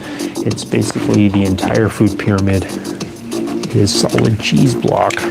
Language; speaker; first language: English; native; English